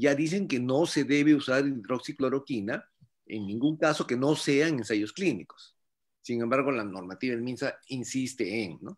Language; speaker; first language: Spanish; native; Spanish